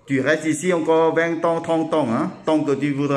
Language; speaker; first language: French; non-native, learner; Thai